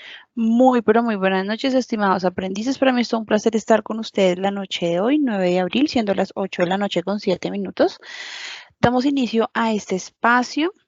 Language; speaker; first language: Spanish; native; Spanish